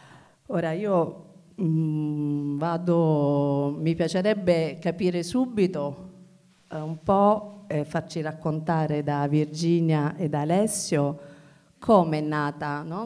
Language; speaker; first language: Italian; native; Italian